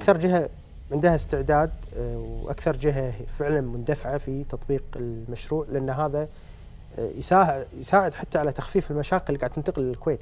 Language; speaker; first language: Arabic; native; Arabic